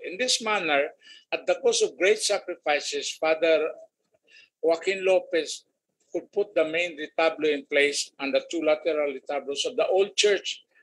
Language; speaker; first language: English; non-native, local second language; Filipino